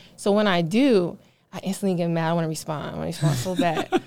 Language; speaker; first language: English; native; English